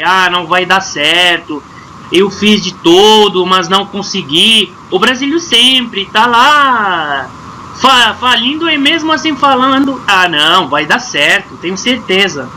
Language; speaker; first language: Portuguese; non-native, fluent; Arabic